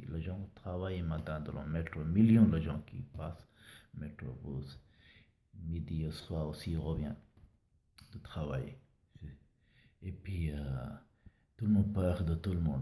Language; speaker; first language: French; non-native, learner; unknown